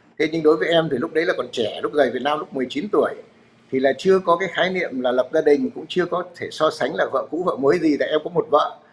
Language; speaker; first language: Vietnamese; native; Vietnamese